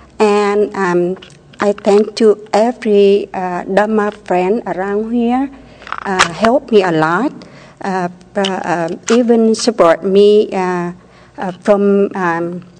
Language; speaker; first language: English; non-native, learner; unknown